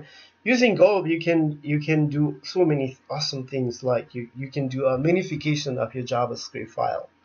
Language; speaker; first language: English; non-native, fluent; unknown